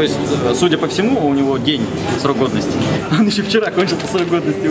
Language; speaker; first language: Russian; native; Russian